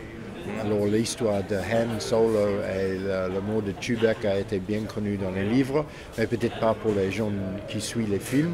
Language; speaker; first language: French; non-native, fluent; English